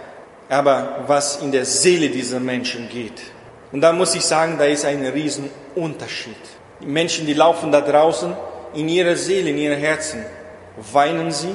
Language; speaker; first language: German; non-native, fluent; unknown